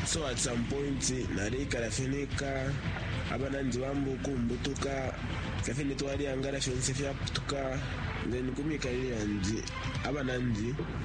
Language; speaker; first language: English; non-native, local second language; Bemba